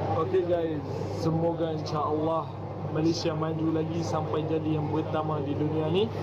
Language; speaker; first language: Malay; non-native, fluent; Arabic